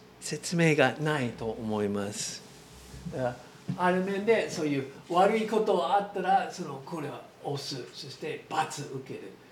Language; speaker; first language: Japanese; non-native, learner; English